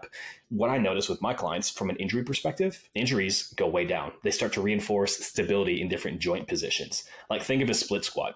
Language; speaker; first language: English; native; English